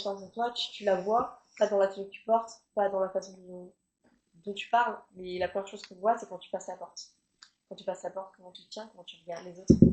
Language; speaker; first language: French; native; French